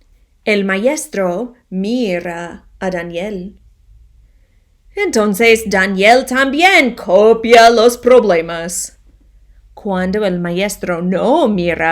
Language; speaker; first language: Spanish; non-native, fluent; English